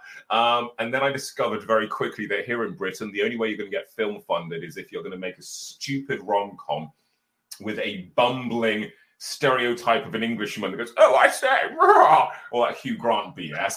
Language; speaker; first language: English; native; English